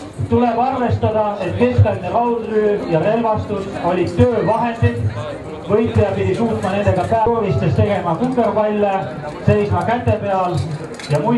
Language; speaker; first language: Estonian; native; Estonian